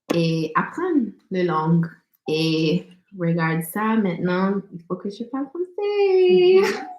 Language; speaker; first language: French; non-native, learner; English